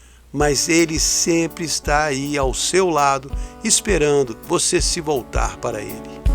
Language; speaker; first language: Portuguese; native; Portuguese